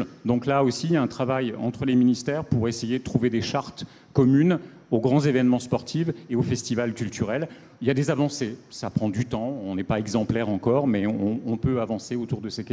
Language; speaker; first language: French; native; French